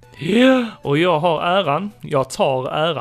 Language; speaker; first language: Swedish; native; Swedish